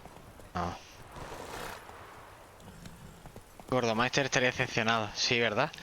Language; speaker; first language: Spanish; native; Spanish